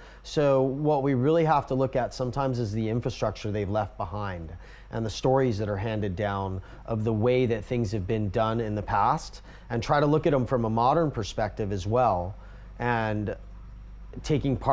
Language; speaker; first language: English; native; English